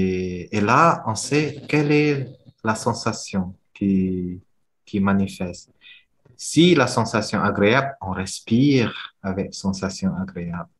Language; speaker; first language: French; non-native, fluent; Vietnamese